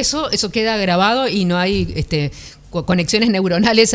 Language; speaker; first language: Spanish; native; Spanish